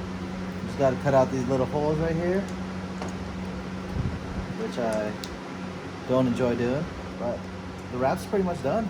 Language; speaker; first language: English; native; English